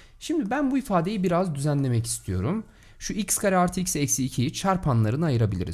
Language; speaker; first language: Turkish; native; Turkish